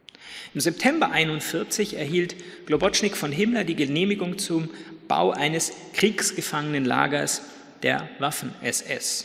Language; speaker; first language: German; native; German